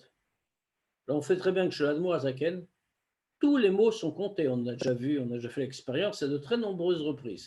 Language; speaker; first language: French; native; French